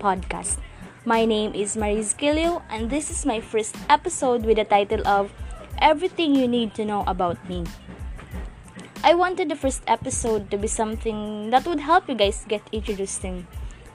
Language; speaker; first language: English; non-native, local second language; Cebuano